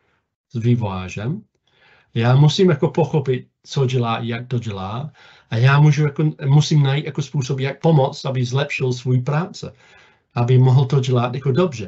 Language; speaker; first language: Czech; non-native, fluent; English